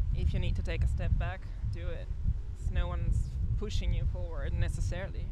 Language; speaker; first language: English; non-native, fluent; Italian